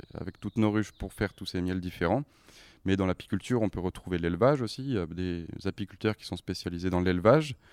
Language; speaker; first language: French; native; French